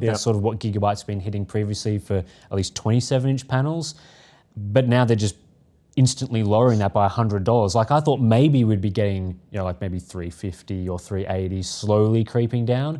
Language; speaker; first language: English; native; English